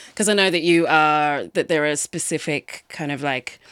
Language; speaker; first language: English; native; English